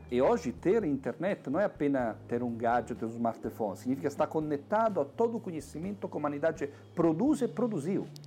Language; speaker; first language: Portuguese; non-native, fluent; Italian